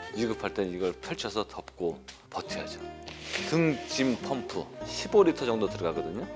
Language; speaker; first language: Korean; native; Korean